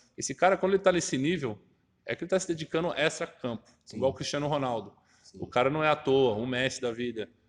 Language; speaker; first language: Portuguese; native; Portuguese